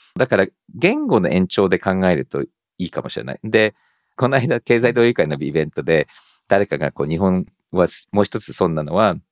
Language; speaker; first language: Japanese; early bilingual, heritage; Japanese